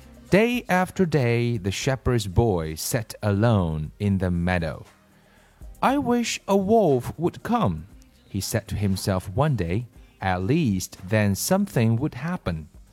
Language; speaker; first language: English; non-native, fluent; Chinese